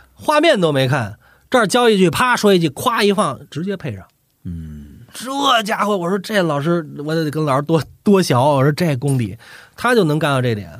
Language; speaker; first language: Chinese; native; Chinese